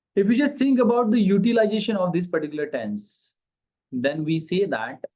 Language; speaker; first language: English; non-native, local second language; Marathi